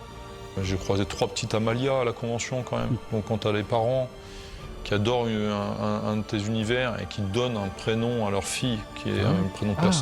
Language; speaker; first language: French; native; French